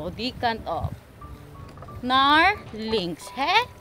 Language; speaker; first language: Dutch; non-native, learner; Filipino